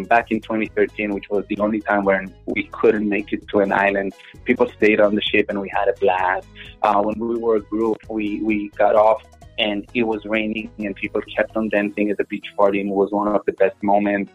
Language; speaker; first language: English; non-native, fluent; Hebrew